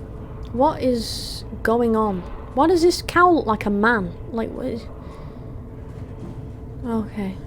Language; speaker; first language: English; native; English